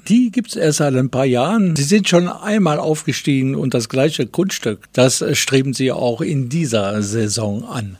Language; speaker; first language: German; native; German